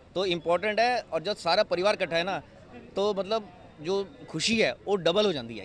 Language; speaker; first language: Hindi; non-native, local second language; Punjabi